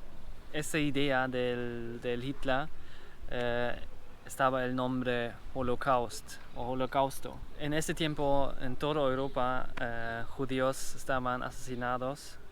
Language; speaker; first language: Spanish; non-native, learner; German